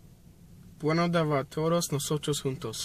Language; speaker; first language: Spanish; non-native, learner; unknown